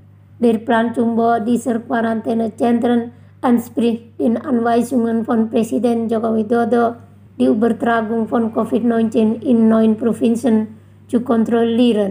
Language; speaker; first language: German; non-native, fluent; Indonesian